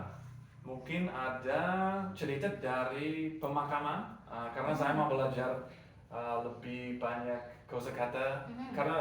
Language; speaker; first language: Indonesian; non-native, learner; English